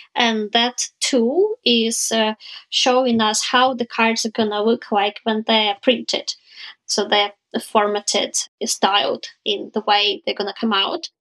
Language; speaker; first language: English; non-native, fluent; Ukrainian